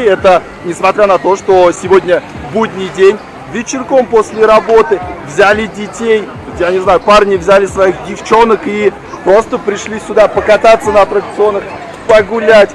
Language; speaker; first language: Russian; native; Russian